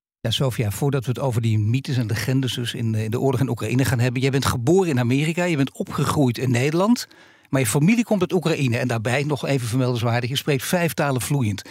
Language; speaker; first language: Dutch; native; Dutch